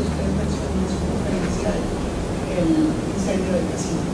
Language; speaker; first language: Spanish; native; Spanish